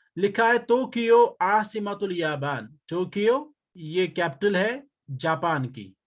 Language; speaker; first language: Urdu; native; Urdu